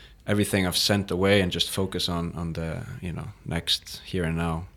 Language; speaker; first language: English; non-native, fluent; Icelandic